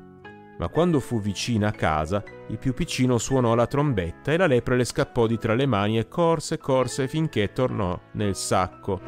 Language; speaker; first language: Italian; native; Italian